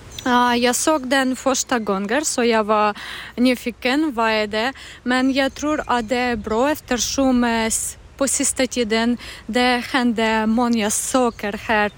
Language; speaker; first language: Swedish; non-native, learner; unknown